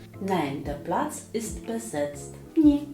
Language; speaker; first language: German; non-native, fluent; Ukrainian